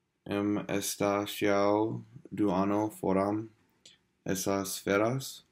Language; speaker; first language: Portuguese; non-native, learner; English